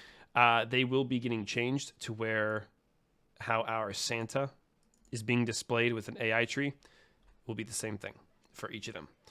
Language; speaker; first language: English; native; English